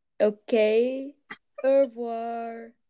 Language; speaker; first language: French; non-native, learner; English